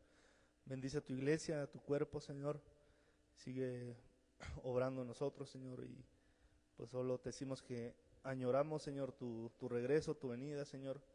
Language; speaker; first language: Spanish; native; Spanish